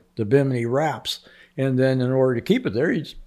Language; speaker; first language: English; native; English